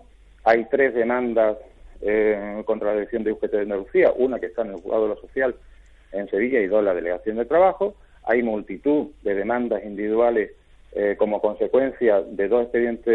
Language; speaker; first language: Spanish; native; Spanish